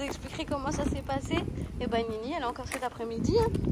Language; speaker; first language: French; native; French